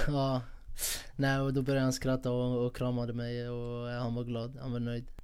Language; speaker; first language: Swedish; non-native, fluent; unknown